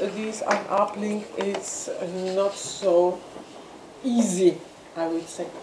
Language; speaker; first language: English; non-native, fluent; French